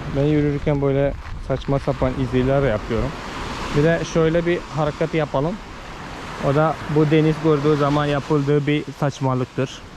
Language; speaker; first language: Turkish; non-native, fluent; Malayalam